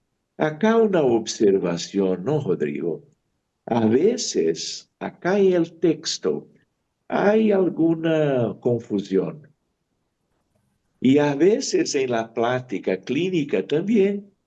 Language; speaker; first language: Spanish; non-native, fluent; Portuguese